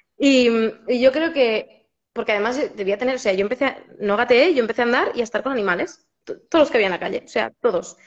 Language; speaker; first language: Spanish; native; Spanish